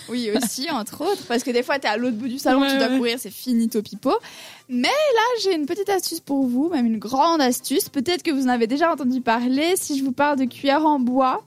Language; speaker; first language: French; native; French